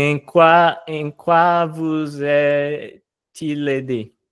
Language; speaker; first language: French; non-native, fluent; Portuguese